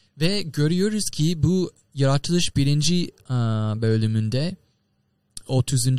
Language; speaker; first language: Turkish; non-native, fluent; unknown